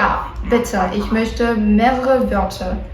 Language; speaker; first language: German; non-native, learner; Portuguese